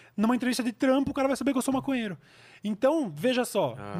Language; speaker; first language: Portuguese; native; Portuguese